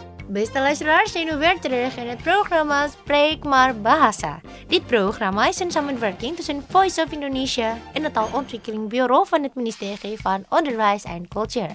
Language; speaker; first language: Dutch; non-native, learner; Indonesian